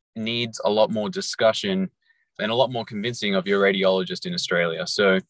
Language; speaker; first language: English; native; English